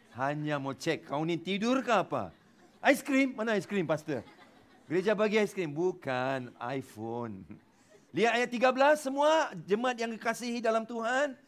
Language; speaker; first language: Malay; non-native, local second language; Tamil